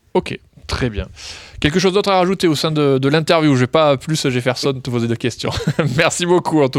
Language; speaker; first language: French; native; French